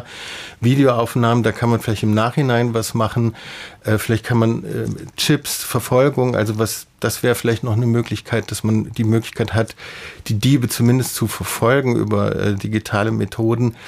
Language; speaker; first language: German; native; German